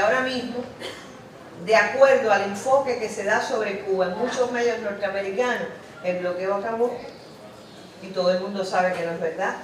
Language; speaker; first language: Spanish; native; Spanish